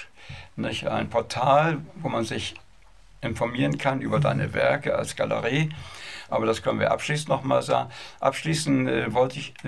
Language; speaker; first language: German; native; German